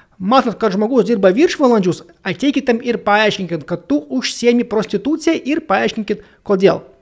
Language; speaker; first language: Lithuanian; non-native, local second language; Russian